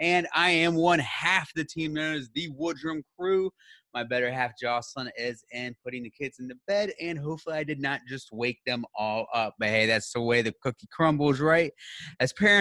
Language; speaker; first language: English; native; English